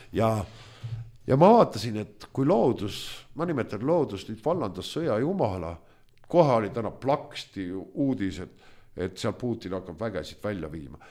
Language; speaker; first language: Estonian; non-native, local second language; Russian